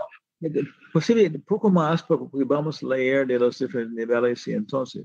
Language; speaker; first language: Spanish; non-native, fluent; English